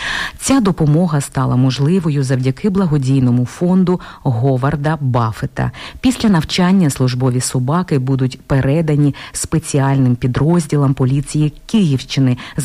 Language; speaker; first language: Ukrainian; native; Ukrainian